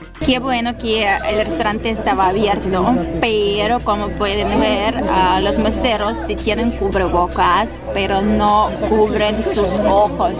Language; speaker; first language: Spanish; non-native, fluent; Ukrainian